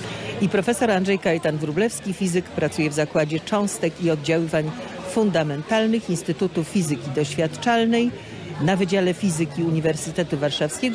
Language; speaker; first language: Polish; native; Polish